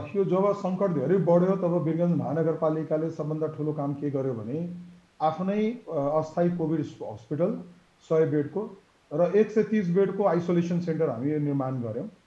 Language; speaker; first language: Nepali; native; Nepali